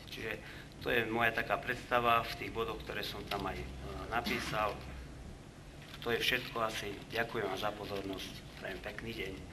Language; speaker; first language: Slovak; native; Slovak